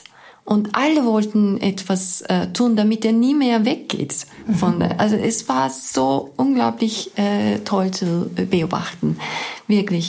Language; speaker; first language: German; non-native, fluent; Turkish